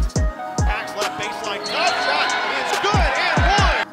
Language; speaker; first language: English; native; English